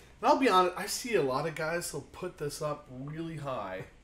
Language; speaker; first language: English; native; English